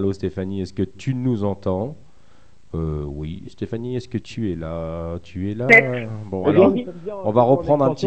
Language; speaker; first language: French; native; French